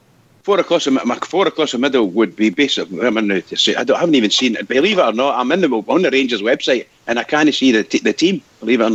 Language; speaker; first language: English; native; English